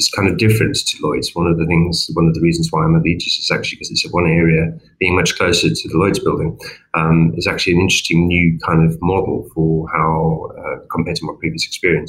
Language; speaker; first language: English; native; English